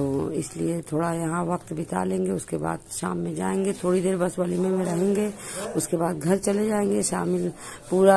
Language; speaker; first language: Hindi; native; Hindi